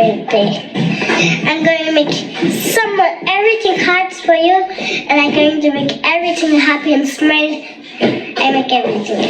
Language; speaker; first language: English; early bilingual, other home language; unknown